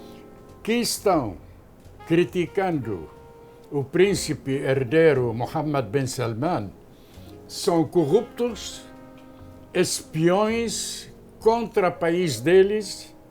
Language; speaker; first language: Portuguese; non-native, fluent; Arabic